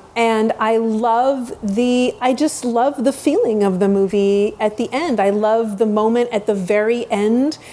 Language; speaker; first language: English; native; English